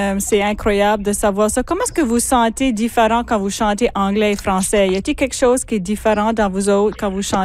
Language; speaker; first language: French; native; French